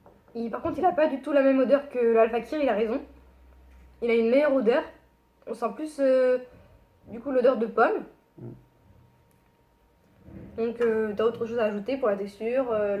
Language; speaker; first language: French; native; French